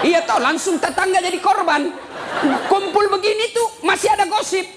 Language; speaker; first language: Indonesian; native; Indonesian